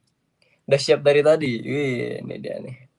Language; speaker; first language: Indonesian; native; Indonesian